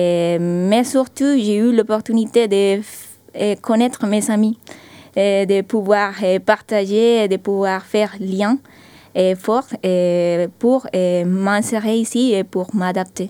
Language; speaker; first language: French; non-native, fluent; Spanish